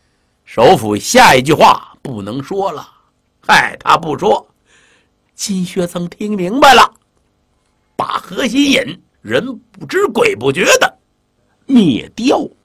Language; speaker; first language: Chinese; native; Chinese